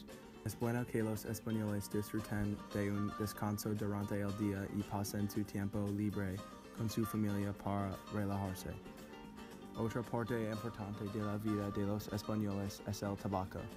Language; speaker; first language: Spanish; non-native, learner; English